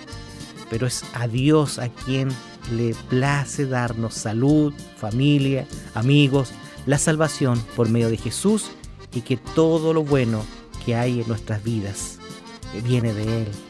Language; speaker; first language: Spanish; native; Spanish